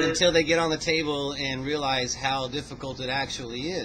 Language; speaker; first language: English; native; English